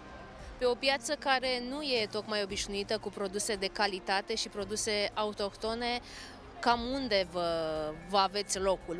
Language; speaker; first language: Romanian; native; Romanian